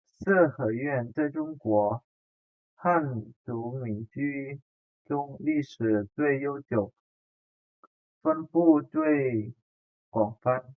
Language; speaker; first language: Chinese; non-native, fluent; Indonesian